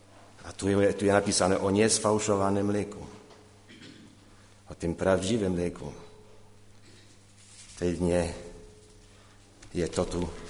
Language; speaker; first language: Polish; non-native, learner; Czech